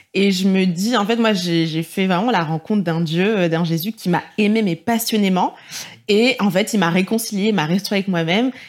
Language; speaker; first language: French; native; French